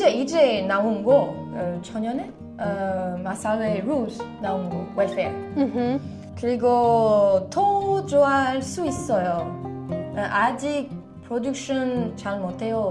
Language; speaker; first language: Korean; non-native, learner; French